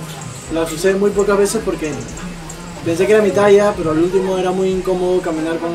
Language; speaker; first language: Spanish; native; Spanish